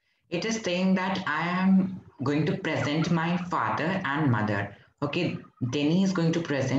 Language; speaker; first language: English; non-native, local second language; Hindi